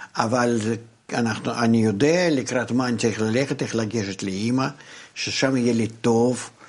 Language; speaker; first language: Hebrew; non-native, fluent; Russian